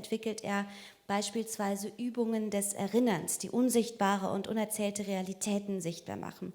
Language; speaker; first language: German; native; German